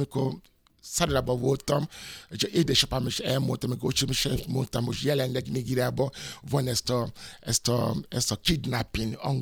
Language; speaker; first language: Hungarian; non-native, learner; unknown